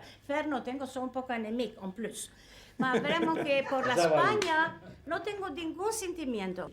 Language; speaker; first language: Spanish; early bilingual, heritage; Ladino